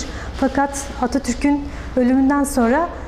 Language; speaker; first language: Turkish; native; Turkish